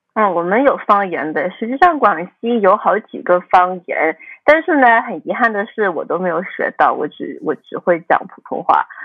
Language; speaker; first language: Chinese; early bilingual, heritage; Chinese